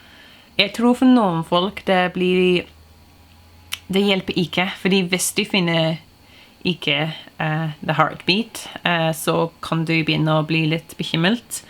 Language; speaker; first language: Norwegian; non-native, fluent; English